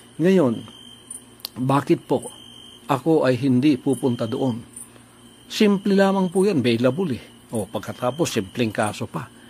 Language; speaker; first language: Filipino; native; Filipino